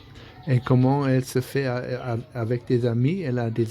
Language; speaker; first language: French; non-native, fluent; German